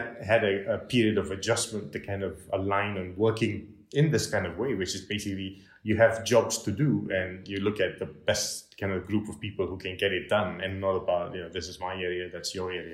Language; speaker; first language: English; non-native, local second language; Tamil